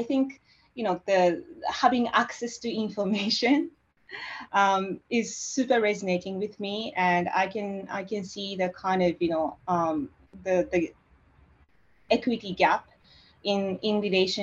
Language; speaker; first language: English; non-native, fluent; Japanese